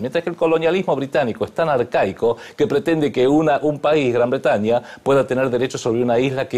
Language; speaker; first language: Spanish; native; Spanish